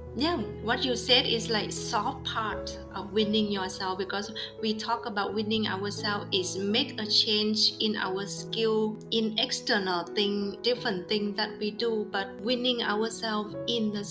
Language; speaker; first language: English; non-native, fluent; Vietnamese